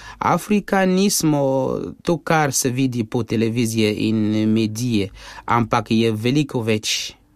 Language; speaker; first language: Slovenian; non-native, fluent; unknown